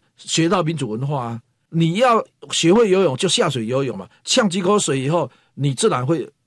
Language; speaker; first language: Chinese; native; Chinese